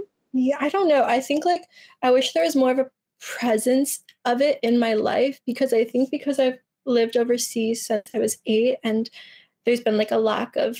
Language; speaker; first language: English; early bilingual, other home language; Spanish